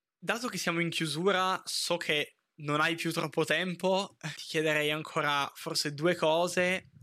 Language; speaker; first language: Italian; native; Italian